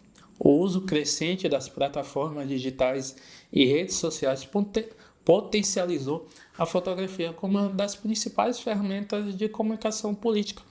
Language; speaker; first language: Portuguese; native; Portuguese